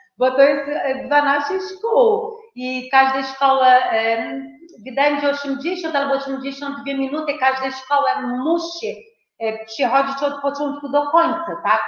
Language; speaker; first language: Polish; non-native, fluent; Portuguese